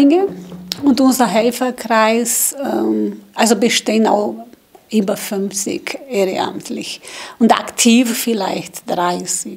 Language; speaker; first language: German; non-native, learner; Portuguese